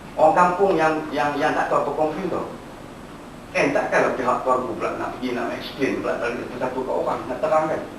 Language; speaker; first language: Malay; native; Malay